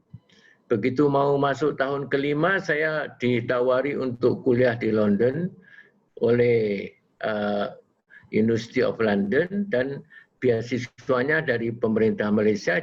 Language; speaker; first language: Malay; non-native, local second language; Javanese